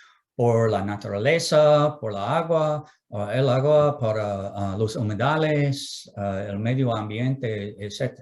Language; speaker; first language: Spanish; non-native, fluent; English